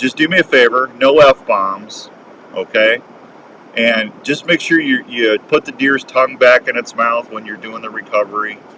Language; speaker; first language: English; native; English